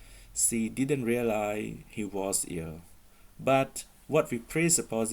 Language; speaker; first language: English; non-native, fluent; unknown